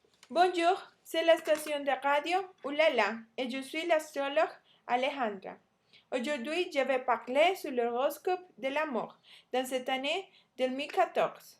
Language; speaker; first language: French; non-native, learner; Spanish